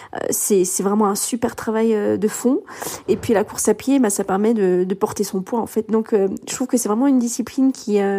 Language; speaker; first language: French; early bilingual, other home language; English